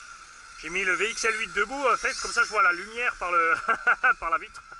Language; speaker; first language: French; native; French